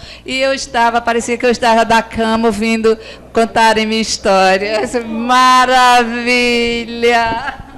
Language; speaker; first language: Portuguese; native; Portuguese